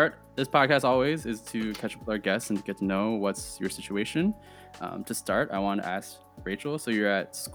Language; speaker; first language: English; early bilingual, other home language; Chinese